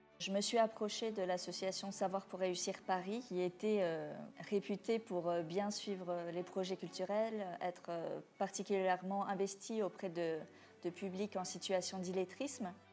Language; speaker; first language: French; native; French